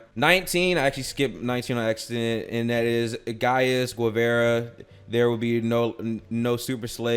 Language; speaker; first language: English; native; English